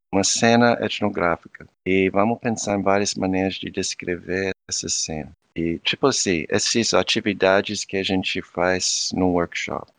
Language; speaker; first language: Portuguese; non-native, fluent; English